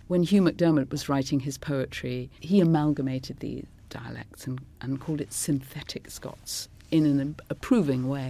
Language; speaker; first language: English; non-native, local second language; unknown